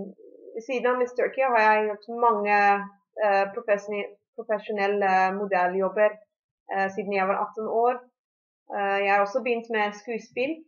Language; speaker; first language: Norwegian; early bilingual, heritage; Norwegian